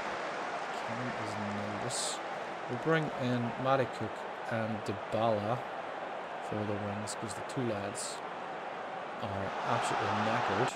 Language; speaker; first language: English; native; English